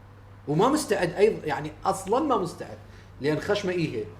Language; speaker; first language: Arabic; native; Arabic